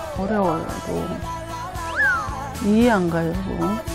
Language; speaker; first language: Korean; non-native, learner; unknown